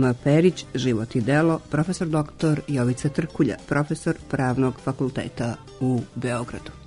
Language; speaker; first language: Serbian; native; Serbian